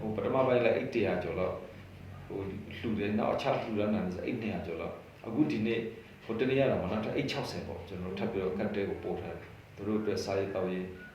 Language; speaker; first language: Burmese; non-native, local second language; Hakha Chin